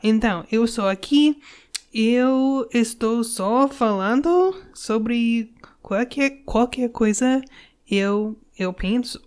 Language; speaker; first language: Portuguese; non-native, learner; English